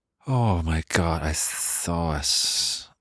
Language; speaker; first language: English; native; English